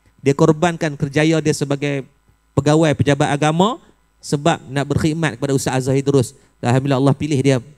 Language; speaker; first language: Malay; native; Malay